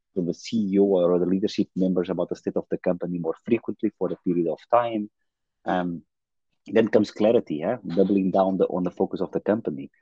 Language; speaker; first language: English; non-native, fluent; Portuguese